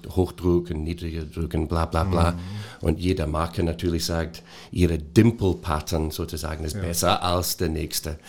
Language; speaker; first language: German; non-native, fluent; English